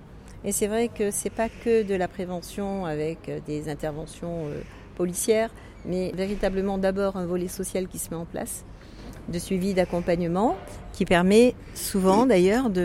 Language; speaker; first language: French; native; French